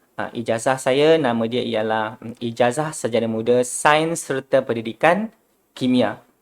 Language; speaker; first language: Malay; native; Malay